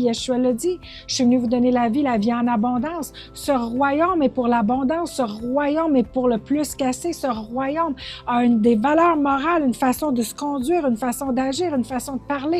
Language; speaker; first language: French; native; French